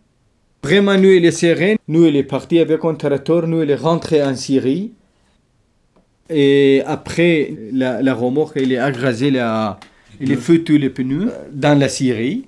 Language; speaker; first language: French; non-native, learner; Kurdish